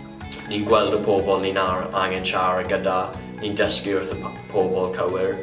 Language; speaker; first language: Welsh; non-native, local second language; English